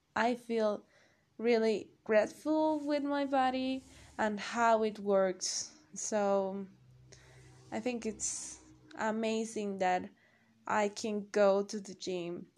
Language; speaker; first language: English; non-native, learner; Spanish